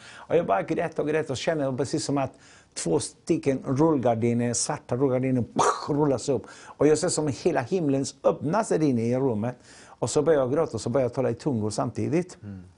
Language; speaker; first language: Swedish; non-native, fluent; Spanish